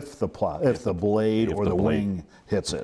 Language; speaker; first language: English; native; English